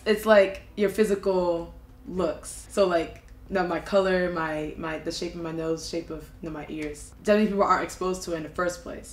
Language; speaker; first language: English; early bilingual, other home language; Japanese